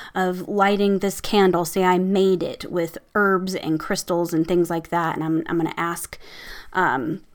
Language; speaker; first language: English; native; English